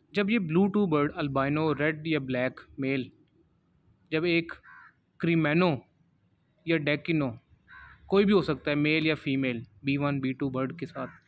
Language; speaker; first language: Urdu; non-native, local second language; Punjabi